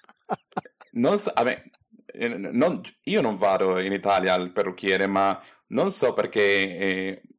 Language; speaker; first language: Italian; non-native, fluent; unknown